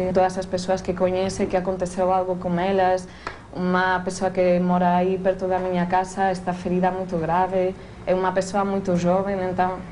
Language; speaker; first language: Portuguese; non-native, fluent; Spanish